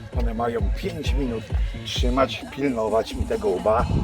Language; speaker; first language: Polish; native; Polish